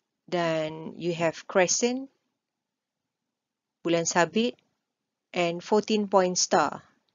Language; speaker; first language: English; non-native, local second language; Malay